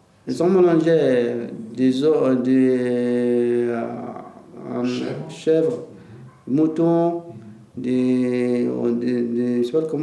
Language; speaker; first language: French; non-native, learner; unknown